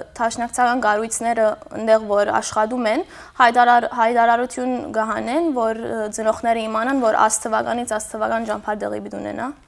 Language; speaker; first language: Armenian; early bilingual, heritage; Armenian